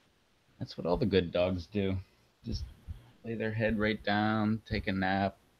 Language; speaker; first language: English; native; English